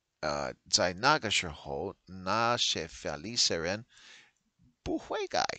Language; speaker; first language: Chinese; non-native, learner; English